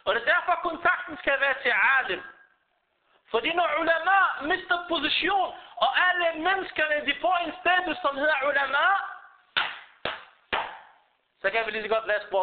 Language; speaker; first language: Danish; early bilingual, other home language; Arabic